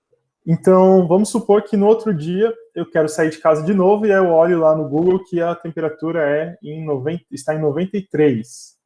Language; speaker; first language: Portuguese; native; Portuguese